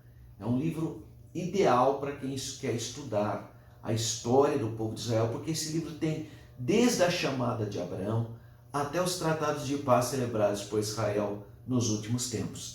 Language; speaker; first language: Portuguese; native; Portuguese